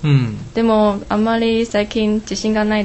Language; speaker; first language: Japanese; non-native, learner; Chinese